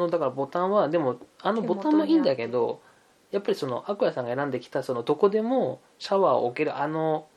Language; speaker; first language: Japanese; native; Japanese